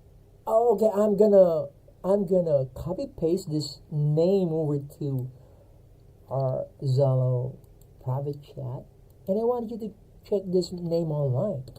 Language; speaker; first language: English; non-native, fluent; Filipino